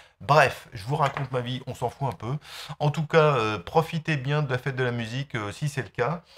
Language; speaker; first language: French; native; French